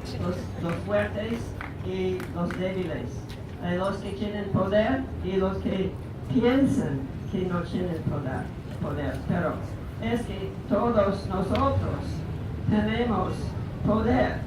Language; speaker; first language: Spanish; non-native, learner; English